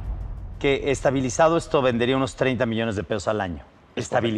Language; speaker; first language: Spanish; native; Spanish